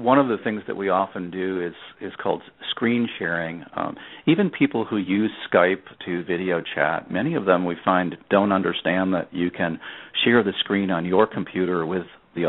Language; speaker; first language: English; native; English